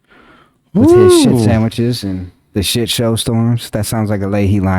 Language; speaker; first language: English; native; English